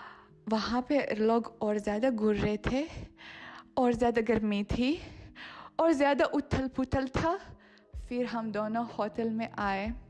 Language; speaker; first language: Hindi; non-native, fluent; Russian